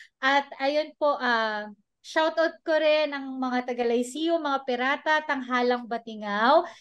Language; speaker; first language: Filipino; non-native, local second language; Hiligaynon